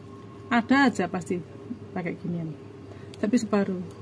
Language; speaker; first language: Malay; non-native, local second language; Javanese